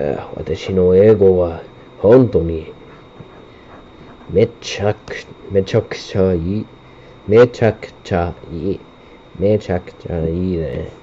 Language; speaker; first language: Japanese; non-native, learner; English